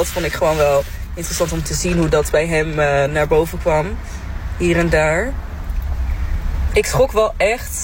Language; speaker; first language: Dutch; native; Dutch